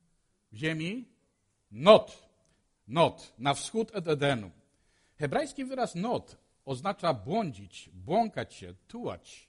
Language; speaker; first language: Polish; native; Polish